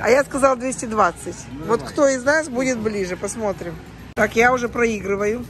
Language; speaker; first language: Russian; native; Russian